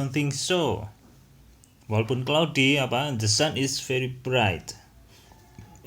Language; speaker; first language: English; non-native, fluent; Indonesian